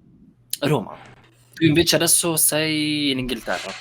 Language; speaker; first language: Italian; non-native, fluent; Romanian